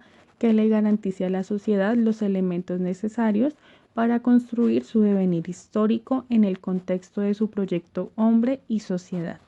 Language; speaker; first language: Spanish; native; Spanish